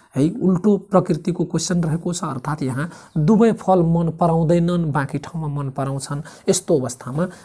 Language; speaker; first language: Nepali; native; Nepali